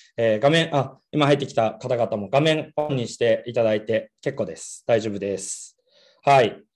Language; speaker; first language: Japanese; native; Japanese